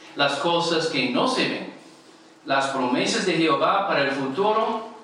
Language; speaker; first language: Spanish; non-native, learner; English